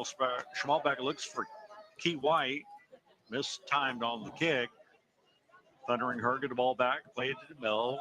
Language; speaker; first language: English; native; English